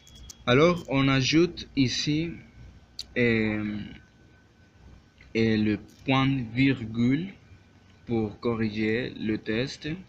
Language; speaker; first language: French; non-native, learner; Spanish